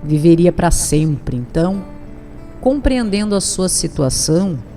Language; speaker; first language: Portuguese; native; Portuguese